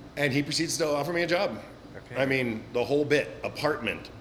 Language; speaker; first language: English; native; English